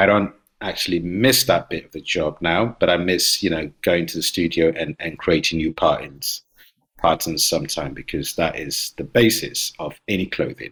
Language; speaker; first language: English; non-native, local second language; Akan